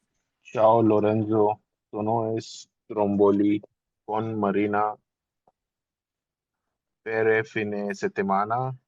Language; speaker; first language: Italian; non-native, learner; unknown